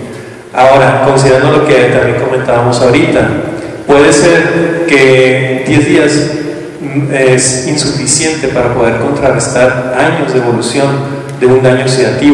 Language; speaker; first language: Spanish; native; Spanish